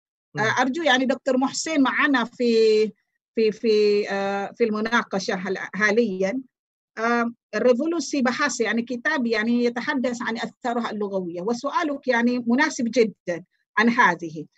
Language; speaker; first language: Arabic; non-native, fluent; Malay